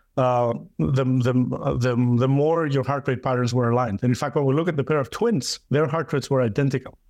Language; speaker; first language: English; non-native, fluent; Greek